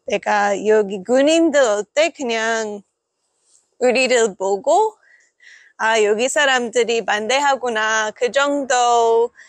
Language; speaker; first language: Korean; non-native, fluent; English